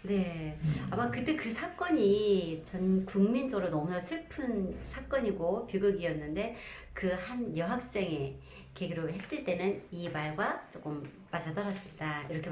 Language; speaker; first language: Korean; native; Korean